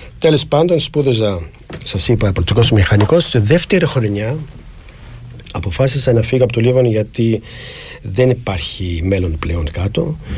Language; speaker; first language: Greek; non-native, fluent; Arabic